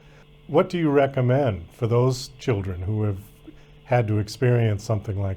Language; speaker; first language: English; native; English